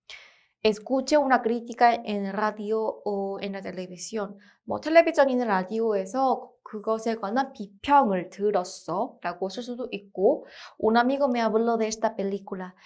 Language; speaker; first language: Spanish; non-native, fluent; Korean